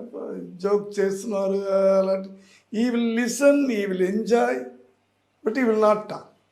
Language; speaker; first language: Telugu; non-native, learner; Tamil